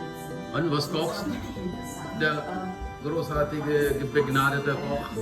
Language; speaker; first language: German; non-native, fluent; Hindi